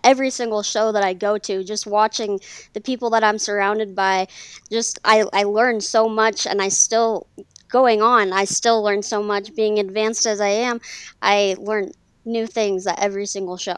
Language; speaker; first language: English; native; English